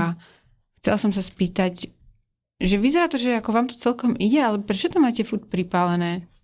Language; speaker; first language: Slovak; early bilingual, heritage; Slovak